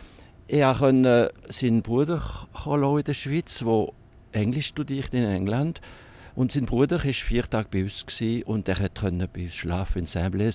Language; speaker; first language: German; non-native, local second language; French